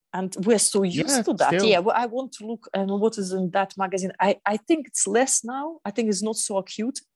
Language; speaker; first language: English; non-native, fluent; Russian